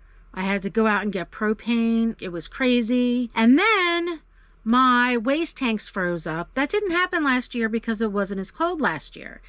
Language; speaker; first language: English; native; English